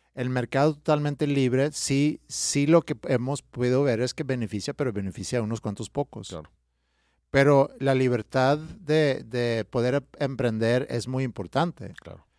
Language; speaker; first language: Spanish; non-native, fluent; Swedish